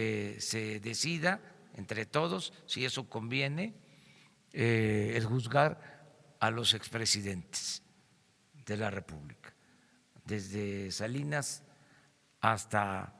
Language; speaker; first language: Spanish; native; Spanish